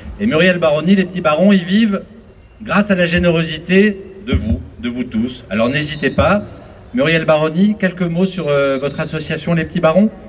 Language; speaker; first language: French; native; French